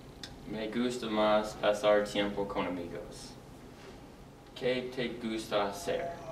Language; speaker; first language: Spanish; non-native, learner; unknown